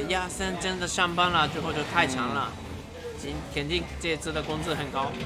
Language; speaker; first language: Chinese; non-native, fluent; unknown